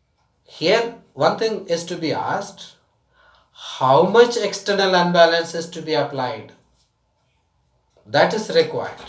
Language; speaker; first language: English; non-native, local second language; Tamil